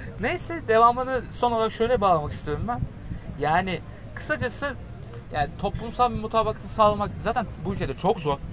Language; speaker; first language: Turkish; native; Turkish